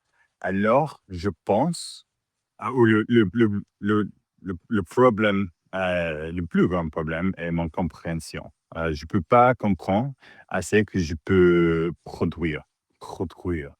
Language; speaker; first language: French; non-native, learner; English